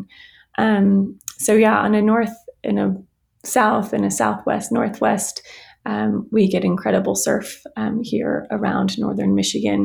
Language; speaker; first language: English; native; English